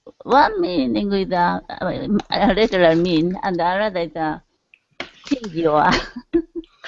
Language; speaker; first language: English; non-native, learner; Japanese